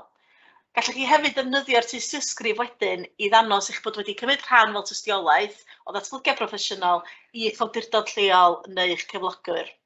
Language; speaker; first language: Welsh; native; Welsh